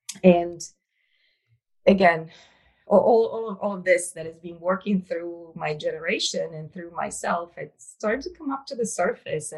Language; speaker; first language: English; non-native, fluent; Italian